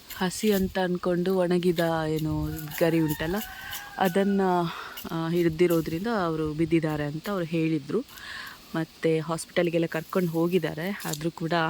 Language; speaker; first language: Kannada; non-native, local second language; Tulu